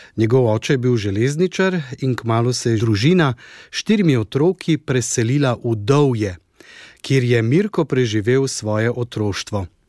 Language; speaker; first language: Slovenian; native; Slovenian